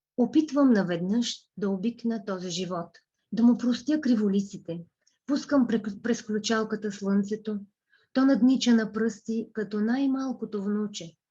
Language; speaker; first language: Bulgarian; native; Bulgarian